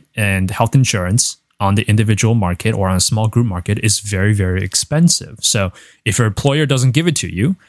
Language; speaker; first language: English; non-native, fluent; Chinese